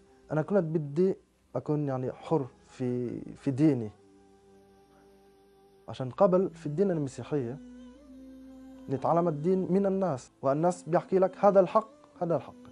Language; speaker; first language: Arabic; non-native, learner; French